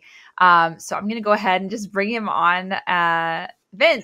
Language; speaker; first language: English; native; English